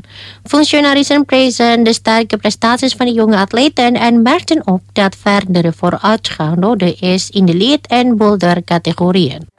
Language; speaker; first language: Dutch; non-native, fluent; Indonesian